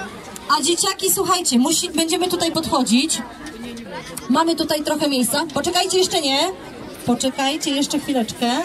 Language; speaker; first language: Polish; native; Polish